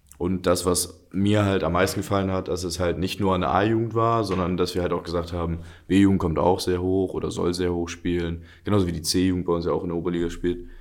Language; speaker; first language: German; early bilingual, other home language; Russian